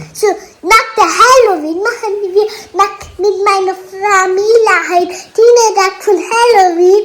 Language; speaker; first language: German; non-native, learner; Telugu